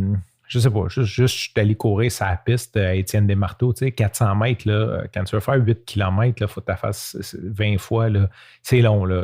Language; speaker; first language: French; native; French